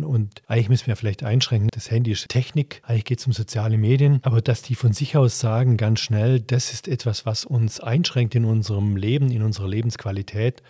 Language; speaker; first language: German; native; German